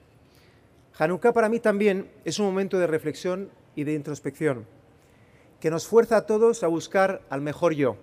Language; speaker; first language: Spanish; native; Spanish